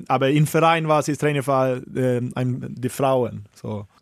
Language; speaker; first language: German; non-native, learner; Swedish